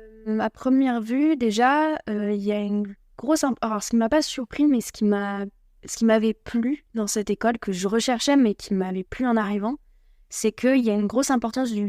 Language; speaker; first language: French; native; French